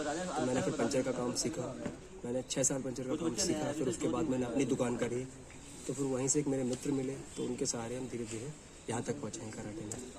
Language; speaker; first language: Hindi; native; Hindi